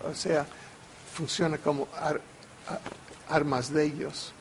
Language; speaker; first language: Spanish; non-native, fluent; English